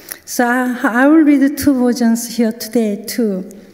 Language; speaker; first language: English; non-native, fluent; Korean